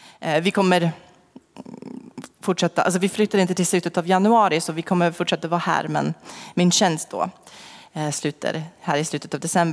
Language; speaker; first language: Swedish; non-native, fluent; English